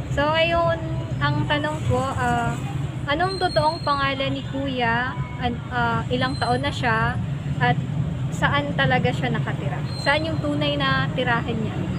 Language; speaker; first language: Filipino; non-native, local second language; Bikol